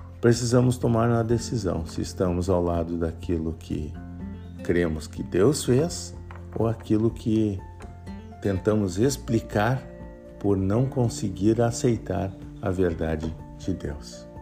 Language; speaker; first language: Portuguese; native; Portuguese